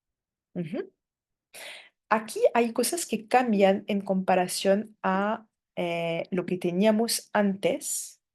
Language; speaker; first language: Spanish; non-native, fluent; French